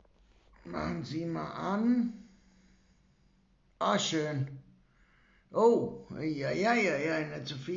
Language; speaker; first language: German; native; German